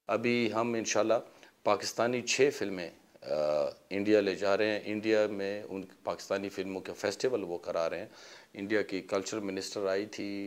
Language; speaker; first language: Urdu; non-native, local second language; Pashto